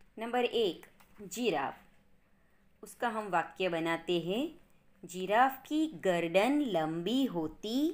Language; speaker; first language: Hindi; non-native, local second language; Gujarati